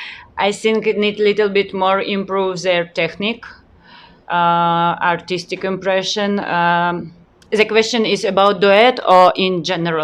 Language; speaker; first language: English; non-native, learner; Ukrainian